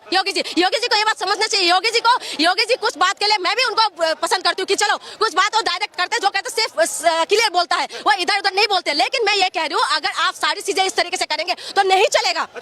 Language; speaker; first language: Hindi; non-native, local second language; Assamese